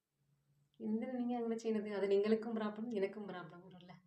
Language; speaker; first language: Malayalam; non-native, local second language; Tamil